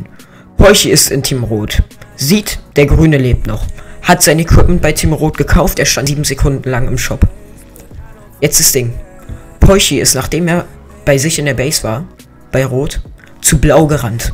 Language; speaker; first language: German; native; German